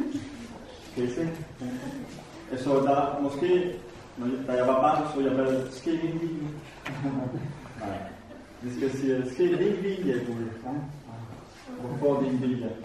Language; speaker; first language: Danish; non-native, fluent; Vietnamese